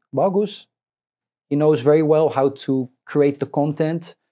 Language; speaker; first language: Indonesian; non-native, fluent; English